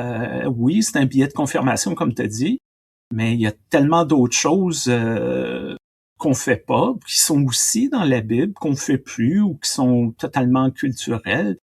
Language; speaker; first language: French; native; French